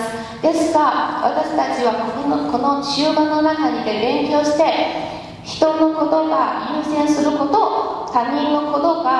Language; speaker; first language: Japanese; non-native, learner; Chinese